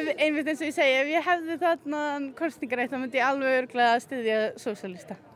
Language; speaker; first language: Icelandic; early bilingual, other home language; Polish